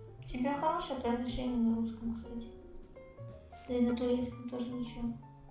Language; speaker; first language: Russian; early bilingual, other home language; Turkish